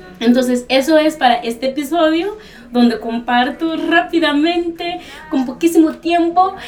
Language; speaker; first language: Spanish; non-native, fluent; Portuguese